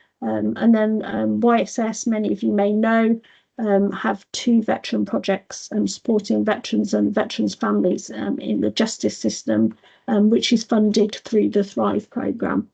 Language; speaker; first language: English; native; English